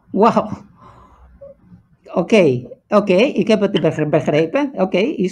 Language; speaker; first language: Dutch; non-native, fluent; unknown